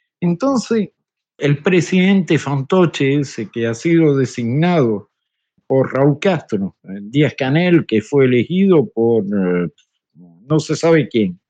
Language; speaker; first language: Spanish; native; Spanish